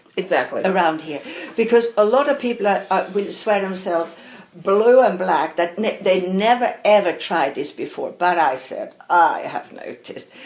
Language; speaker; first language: English; non-native, fluent; Swedish